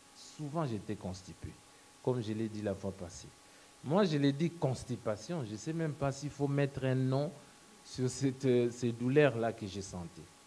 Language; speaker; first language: French; non-native, local second language; Lingala